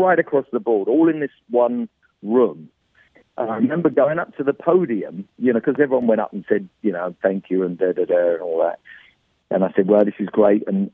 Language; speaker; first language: English; native; English